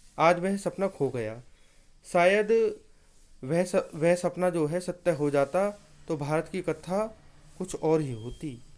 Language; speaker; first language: Hindi; native; Hindi